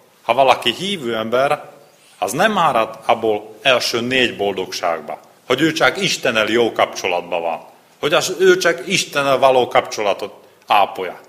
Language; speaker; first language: Hungarian; non-native, learner; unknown